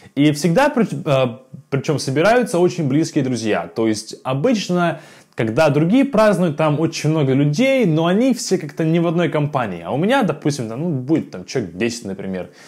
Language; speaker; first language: Russian; native; Russian